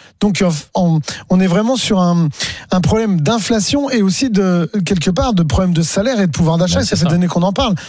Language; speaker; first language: French; native; French